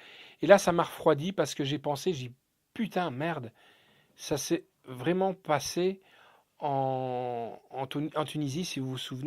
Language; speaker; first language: French; native; French